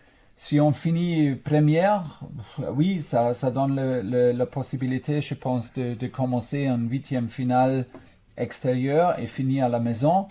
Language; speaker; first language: French; non-native, fluent; German